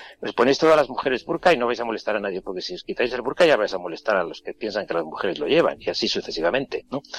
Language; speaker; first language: Spanish; native; Spanish